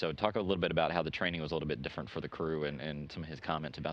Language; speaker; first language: English; native; English